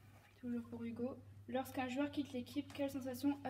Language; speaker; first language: French; native; French